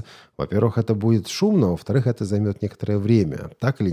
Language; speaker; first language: Russian; native; Russian